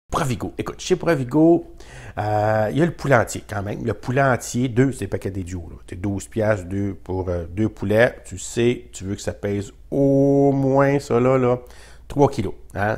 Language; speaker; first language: French; native; French